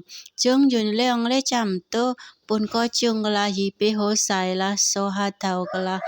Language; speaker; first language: Cantonese; non-native, learner; Indonesian